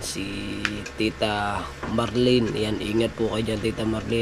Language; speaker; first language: Filipino; native; Filipino